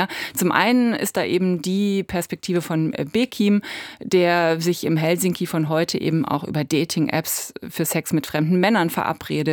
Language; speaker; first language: German; native; German